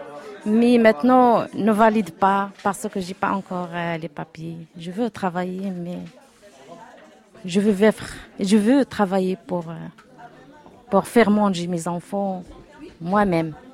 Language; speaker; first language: French; non-native, learner; Arabic